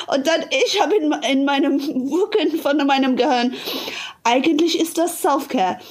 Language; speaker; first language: German; non-native, fluent; English